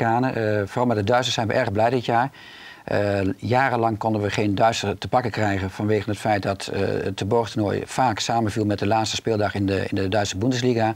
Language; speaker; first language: Dutch; native; Dutch